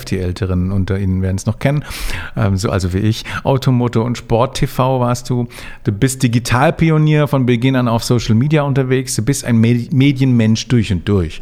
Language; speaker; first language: German; native; German